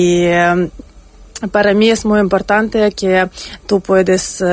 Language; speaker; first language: Spanish; non-native, fluent; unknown